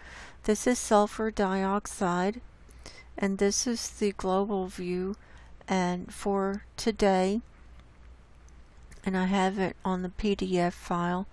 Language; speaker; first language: English; native; English